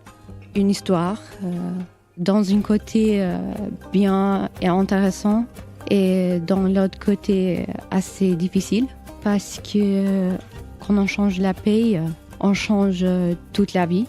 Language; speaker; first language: French; non-native, learner; Albanian